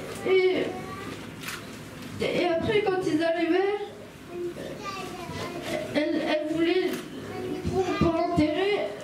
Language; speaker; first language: French; early bilingual, other home language; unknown